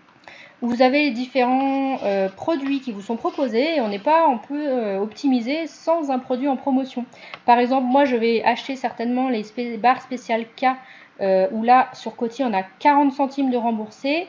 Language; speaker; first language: French; native; French